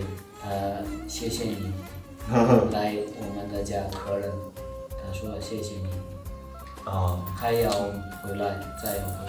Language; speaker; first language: Chinese; non-native, learner; Turkmen